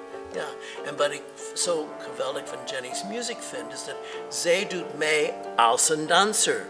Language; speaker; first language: Dutch; non-native, fluent; English